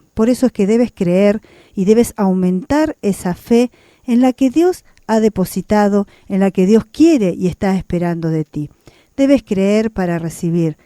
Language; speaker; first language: Spanish; native; Spanish